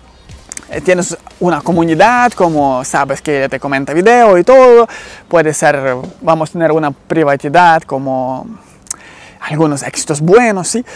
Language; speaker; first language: Spanish; non-native, learner; Ukrainian